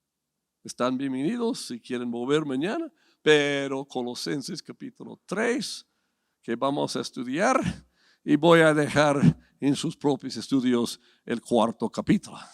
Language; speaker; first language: Spanish; non-native, fluent; English